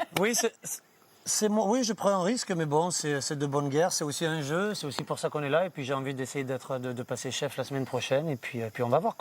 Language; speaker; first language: French; native; French